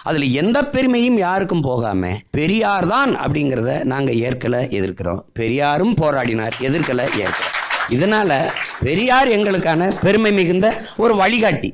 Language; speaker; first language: Tamil; native; Tamil